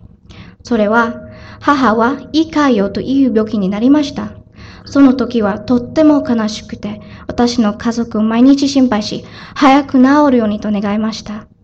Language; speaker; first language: Japanese; non-native, learner; Filipino